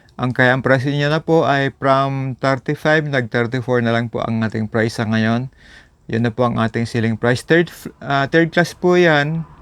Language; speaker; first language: Filipino; non-native, local second language; Bikol